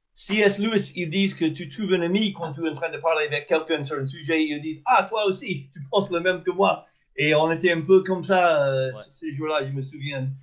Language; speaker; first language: French; non-native, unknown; English